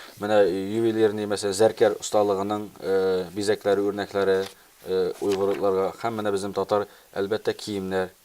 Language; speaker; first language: Tatar; early bilingual, heritage; Tatar